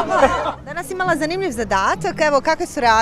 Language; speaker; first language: Bosnian; native; Bosnian